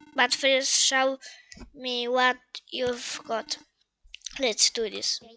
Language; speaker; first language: English; non-native, learner; Polish